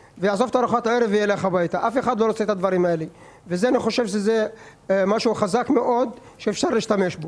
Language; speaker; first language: Hebrew; non-native, local second language; Arabic